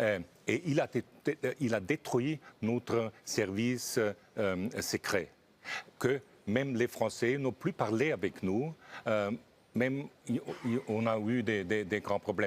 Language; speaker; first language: French; non-native, fluent; German